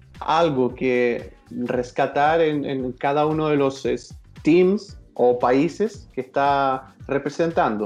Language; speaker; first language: Portuguese; non-native, learner; Spanish